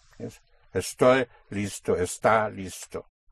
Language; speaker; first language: Spanish; non-native, fluent; English